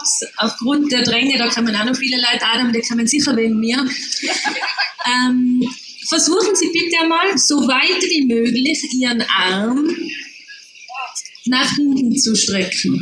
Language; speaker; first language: German; native; German